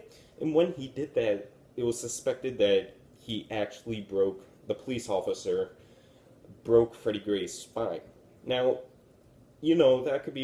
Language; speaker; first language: English; native; English